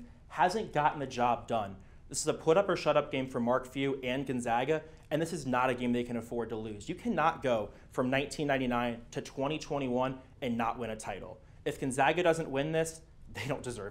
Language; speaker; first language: English; native; English